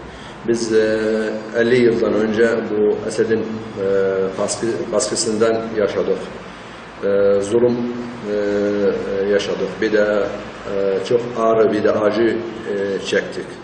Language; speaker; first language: Turkish; early bilingual, heritage; Turkish